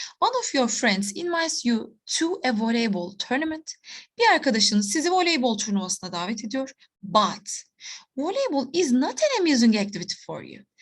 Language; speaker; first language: English; non-native, fluent; Turkish